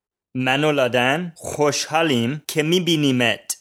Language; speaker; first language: Persian; non-native, learner; English